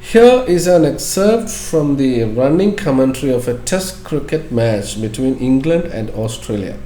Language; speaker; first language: English; non-native, local second language; Malayalam